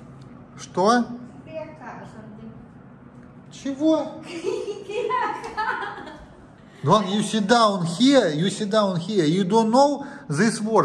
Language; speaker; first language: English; non-native, learner; Russian